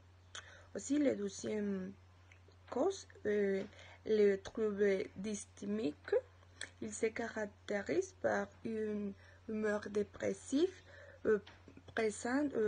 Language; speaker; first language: French; non-native, learner; Spanish